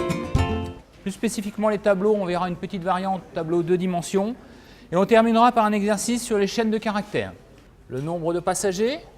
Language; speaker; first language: French; native; French